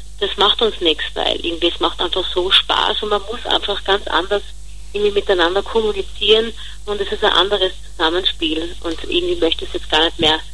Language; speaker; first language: German; native; German